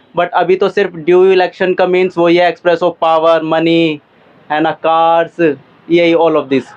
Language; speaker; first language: Hindi; native; Hindi